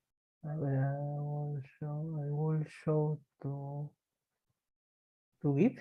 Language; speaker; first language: English; non-native, learner; Spanish